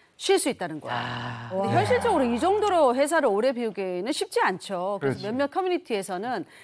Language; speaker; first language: Korean; native; Korean